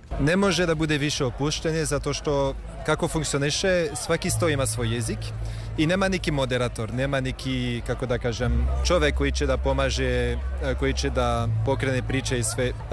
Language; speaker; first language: Serbian; non-native, fluent; French